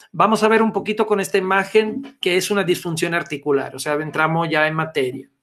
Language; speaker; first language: Spanish; non-native, fluent; Italian